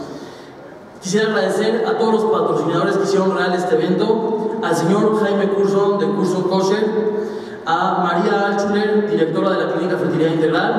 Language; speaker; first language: Spanish; native; Spanish